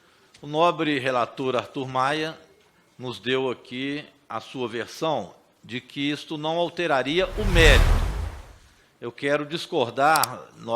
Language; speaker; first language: Portuguese; native; Portuguese